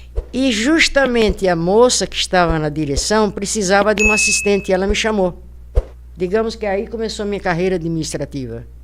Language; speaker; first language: Portuguese; native; Portuguese